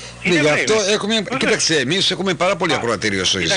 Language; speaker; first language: Greek; native; Greek